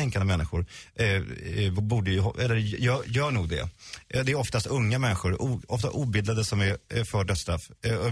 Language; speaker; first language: Swedish; native; Swedish